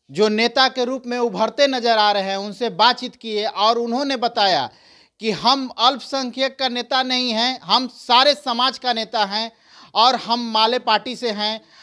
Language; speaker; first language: Hindi; native; Hindi